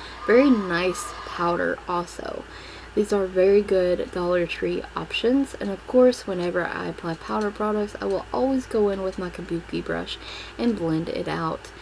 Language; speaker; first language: English; native; English